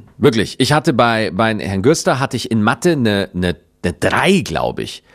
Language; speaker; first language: German; native; German